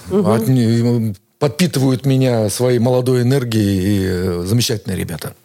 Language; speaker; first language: Russian; native; Russian